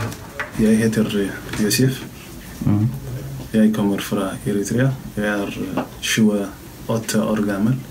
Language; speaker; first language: Norwegian; non-native, learner; Tigrinya